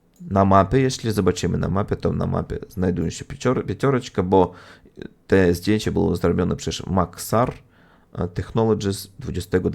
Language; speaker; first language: Polish; non-native, fluent; Russian